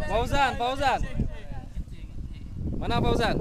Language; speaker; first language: Indonesian; native; Indonesian